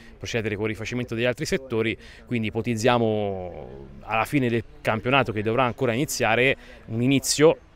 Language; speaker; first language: Italian; native; Italian